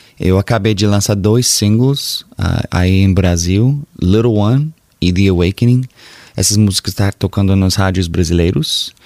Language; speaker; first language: Portuguese; early bilingual, heritage; Portuguese